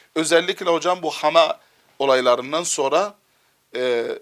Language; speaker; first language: Turkish; non-native, fluent; Arabic